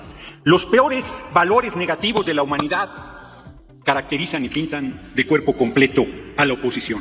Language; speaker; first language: Spanish; native; Spanish